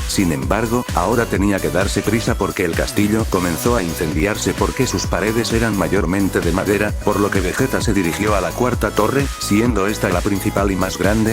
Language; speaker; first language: Spanish; native; Spanish